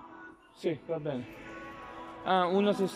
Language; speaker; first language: Italian; non-native, learner; English